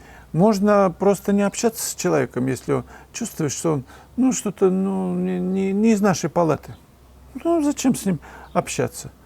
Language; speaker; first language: Russian; native; Russian